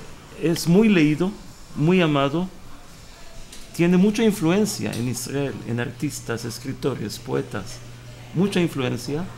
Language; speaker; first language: Spanish; early bilingual, heritage; Hebrew